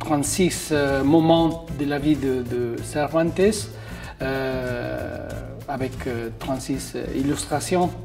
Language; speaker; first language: French; non-native, fluent; Spanish